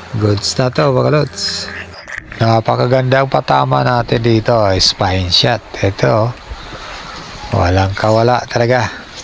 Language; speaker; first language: Filipino; non-native, local second language; Cebuano